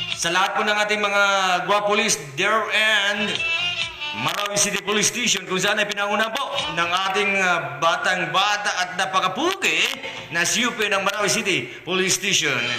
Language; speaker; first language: Filipino; non-native, local second language; Maranao